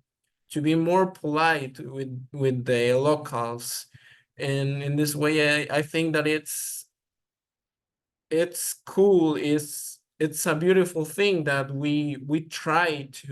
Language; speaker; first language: English; non-native, learner; Spanish